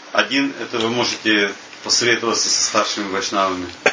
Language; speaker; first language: Russian; native; Russian